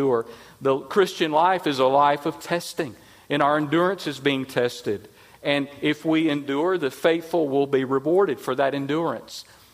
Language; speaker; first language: English; native; English